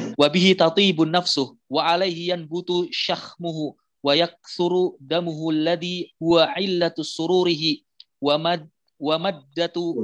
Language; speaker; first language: Arabic; non-native, fluent; Indonesian